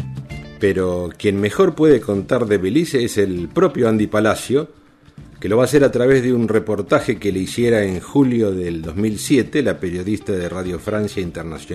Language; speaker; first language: Spanish; native; Spanish